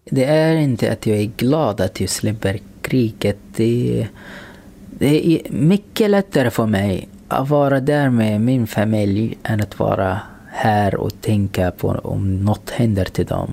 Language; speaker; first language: Swedish; non-native, fluent; Arabic